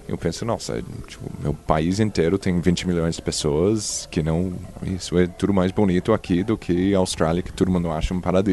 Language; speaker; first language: Portuguese; non-native, fluent; English